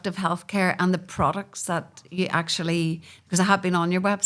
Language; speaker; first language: English; native; English